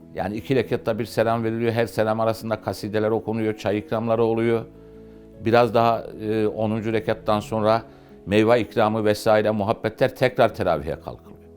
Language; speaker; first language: Turkish; native; Turkish